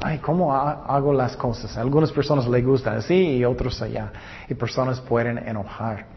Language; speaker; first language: Spanish; non-native, learner; English